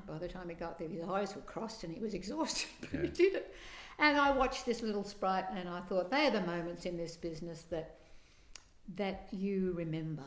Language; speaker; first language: English; native; English